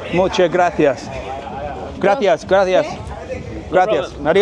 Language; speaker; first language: Spanish; non-native, learner; English